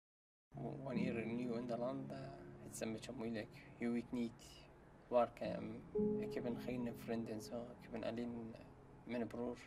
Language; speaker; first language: Dutch; non-native, learner; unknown